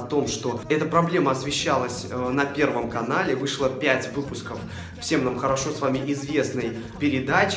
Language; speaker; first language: Russian; native; Russian